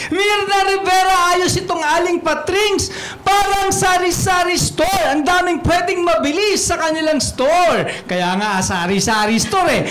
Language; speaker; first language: Filipino; native; Filipino